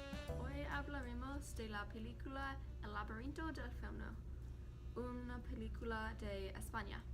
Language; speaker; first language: Spanish; non-native, learner; English